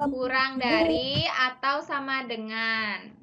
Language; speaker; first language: Indonesian; native; Indonesian